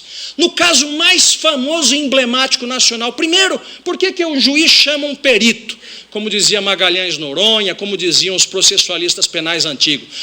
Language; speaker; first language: Portuguese; native; Portuguese